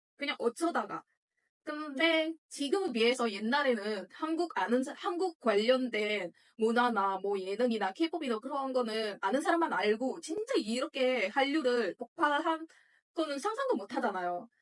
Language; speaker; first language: Korean; non-native, fluent; Indonesian